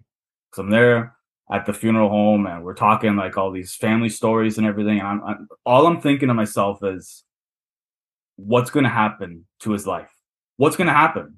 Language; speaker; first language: English; native; English